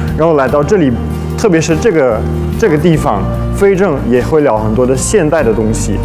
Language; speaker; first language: Chinese; non-native, fluent; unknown